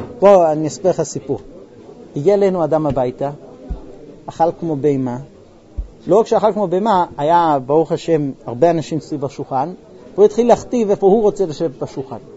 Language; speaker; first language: Hebrew; non-native, fluent; English